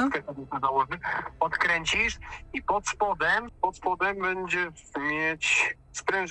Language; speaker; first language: Polish; native; Polish